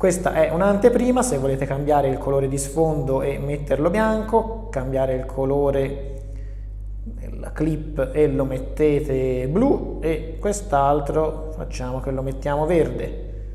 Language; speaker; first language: Italian; native; Italian